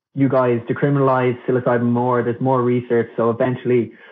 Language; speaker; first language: English; non-native, local second language; Irish